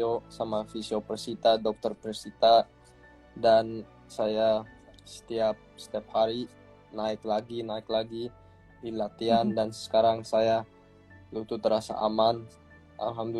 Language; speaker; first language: Indonesian; early bilingual, heritage; English